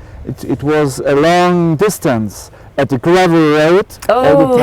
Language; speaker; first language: English; non-native, learner; German